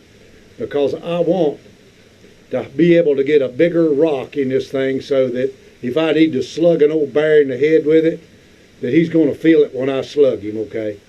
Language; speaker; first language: English; native; English